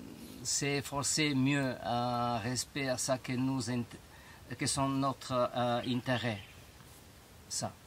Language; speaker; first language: French; non-native, fluent; Italian